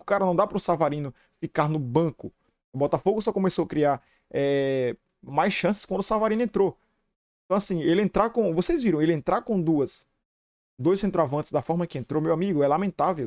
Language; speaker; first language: Portuguese; native; Portuguese